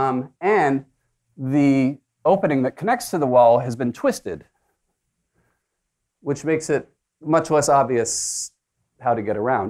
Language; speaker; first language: English; native; English